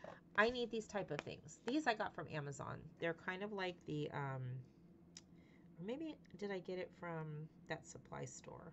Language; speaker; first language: English; native; English